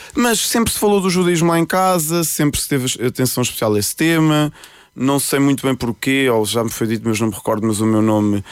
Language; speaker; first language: Portuguese; early bilingual, other home language; Spanish